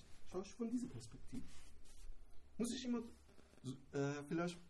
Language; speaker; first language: German; non-native, learner; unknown